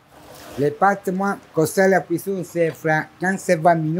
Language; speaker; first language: French; non-native, learner; Italian